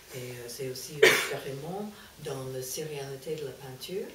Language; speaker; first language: French; non-native, fluent; English